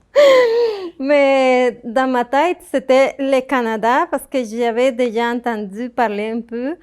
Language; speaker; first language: French; non-native, fluent; Spanish